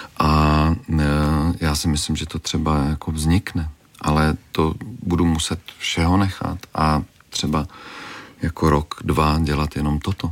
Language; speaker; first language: Czech; native; Czech